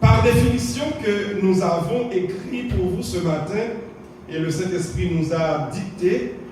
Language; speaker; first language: French; non-native, local second language; Haitian Creole